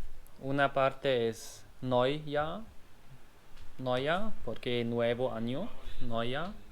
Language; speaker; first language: Spanish; non-native, learner; German